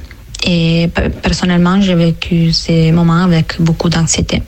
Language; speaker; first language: French; non-native, fluent; Italian